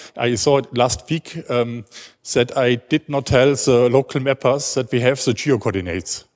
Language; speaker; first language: English; non-native, learner; German